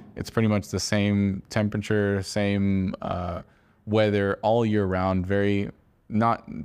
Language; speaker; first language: English; native; English